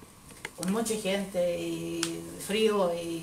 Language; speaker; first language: Spanish; non-native, learner; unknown